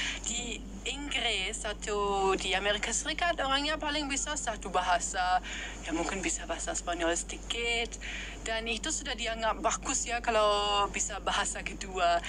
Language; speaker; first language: Indonesian; non-native, fluent; German